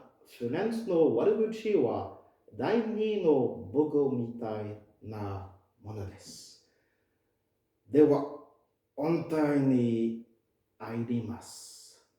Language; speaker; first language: Japanese; non-native, fluent; French